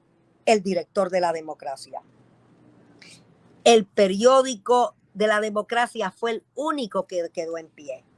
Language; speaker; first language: Spanish; native; Spanish